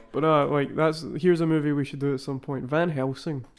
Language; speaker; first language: English; native; English